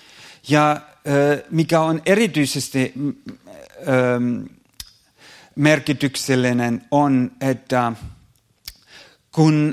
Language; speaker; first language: Finnish; non-native, fluent; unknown